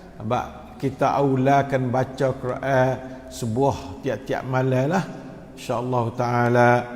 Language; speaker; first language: Malay; native; Malay